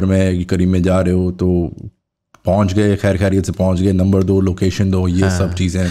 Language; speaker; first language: English; native; English